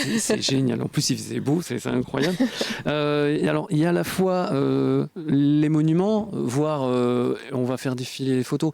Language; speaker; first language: French; native; French